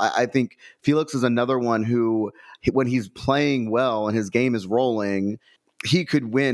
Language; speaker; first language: English; native; English